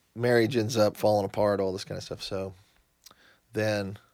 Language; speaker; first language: English; native; English